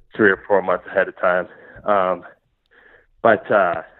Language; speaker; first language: English; native; English